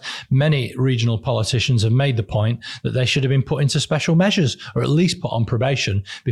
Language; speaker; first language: English; native; English